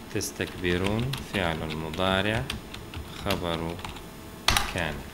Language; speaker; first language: Arabic; non-native, fluent; Turkish